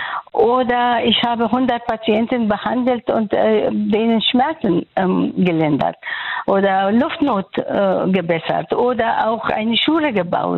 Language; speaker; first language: German; non-native, fluent; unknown